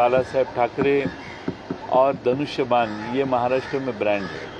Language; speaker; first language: Hindi; non-native, local second language; Marathi